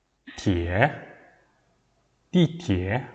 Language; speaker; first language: Chinese; non-native, learner; Mongolian